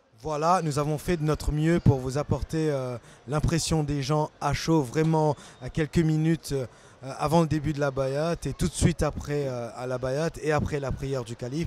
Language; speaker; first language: French; native; French